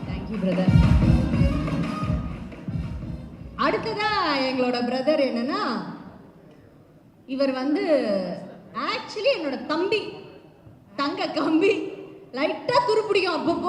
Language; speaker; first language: Tamil; native; Tamil